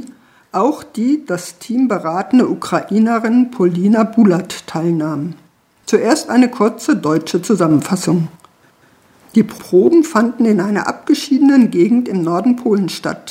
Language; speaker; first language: German; native; German